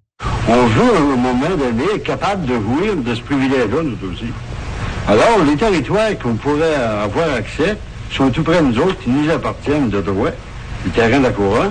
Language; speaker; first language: French; native; French